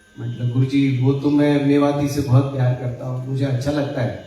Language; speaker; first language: Hindi; non-native, local second language; Marathi